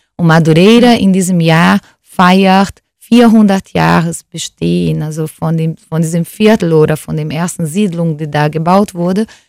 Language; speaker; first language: German; non-native, fluent; Portuguese